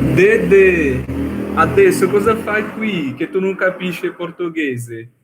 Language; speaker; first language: Italian; non-native, fluent; Portuguese